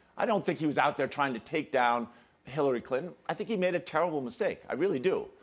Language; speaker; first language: English; native; English